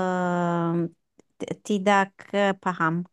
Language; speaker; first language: Indonesian; non-native, learner; English